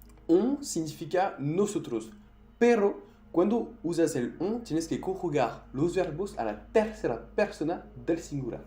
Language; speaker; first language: Spanish; non-native, fluent; French